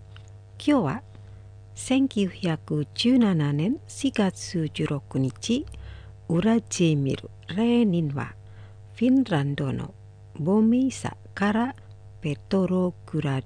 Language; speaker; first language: Japanese; non-native, fluent; Indonesian